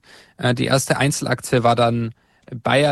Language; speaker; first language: German; native; German